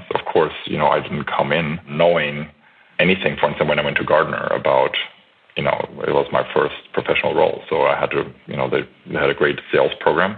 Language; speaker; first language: English; non-native, fluent; German